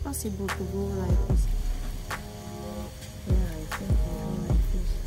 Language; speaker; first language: English; non-native, learner; Filipino